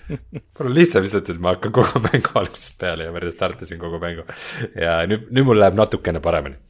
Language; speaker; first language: Estonian; native; Estonian